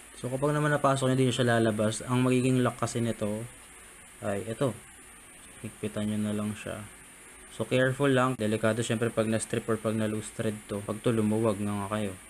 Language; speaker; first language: Filipino; native; Filipino